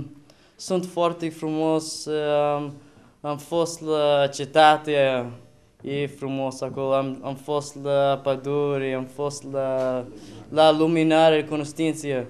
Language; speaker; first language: Romanian; non-native, learner; English